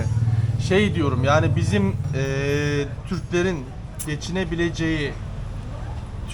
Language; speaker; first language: Turkish; native; Turkish